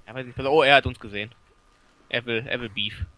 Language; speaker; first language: German; native; German